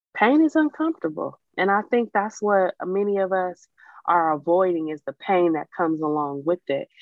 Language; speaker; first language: English; native; English